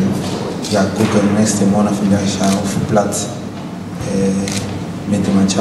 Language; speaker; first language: German; non-native, learner; Spanish